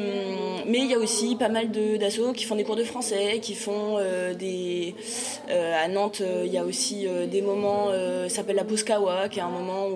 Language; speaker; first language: French; native; French